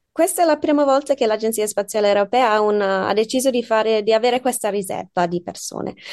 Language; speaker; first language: Italian; non-native, fluent; English